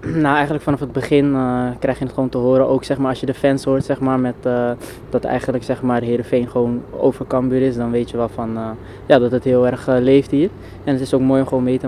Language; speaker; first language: Dutch; native; Dutch